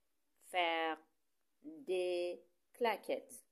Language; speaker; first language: French; non-native, fluent; Persian